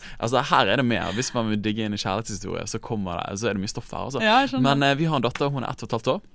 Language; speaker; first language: Norwegian; native; Norwegian